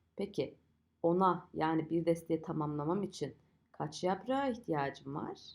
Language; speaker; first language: Turkish; native; Turkish